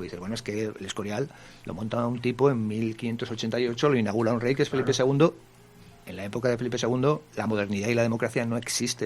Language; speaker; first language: Spanish; native; Spanish